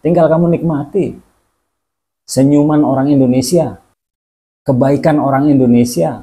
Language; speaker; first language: Indonesian; native; Indonesian